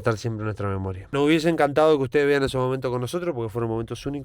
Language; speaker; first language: Spanish; native; Spanish